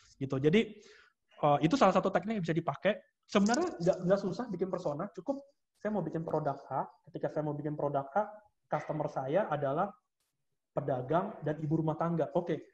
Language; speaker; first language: Indonesian; native; Indonesian